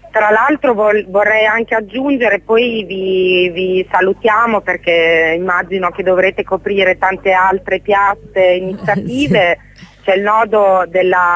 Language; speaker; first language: Italian; native; Italian